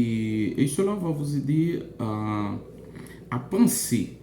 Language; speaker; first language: French; non-native, local second language; Haitian Creole